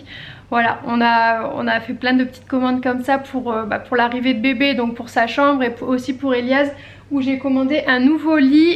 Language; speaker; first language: French; native; French